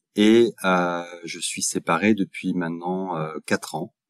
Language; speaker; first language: French; native; French